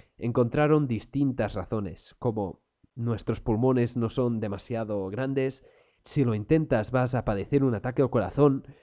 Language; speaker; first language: Spanish; non-native, local second language; Catalan